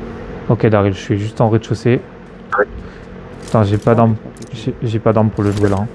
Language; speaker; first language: French; native; French